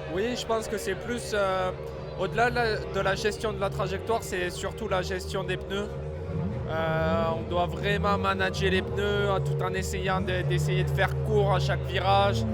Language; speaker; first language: French; native; French